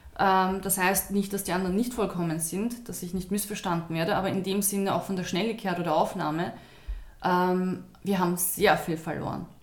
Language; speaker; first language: German; early bilingual, other home language; Turkish